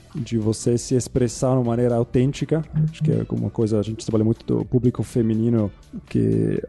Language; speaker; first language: Portuguese; non-native, fluent; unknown